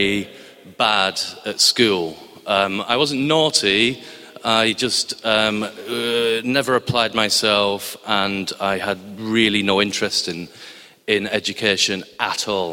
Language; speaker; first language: English; native; English